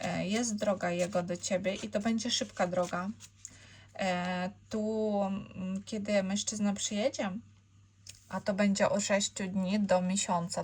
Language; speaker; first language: Polish; non-native, learner; Ukrainian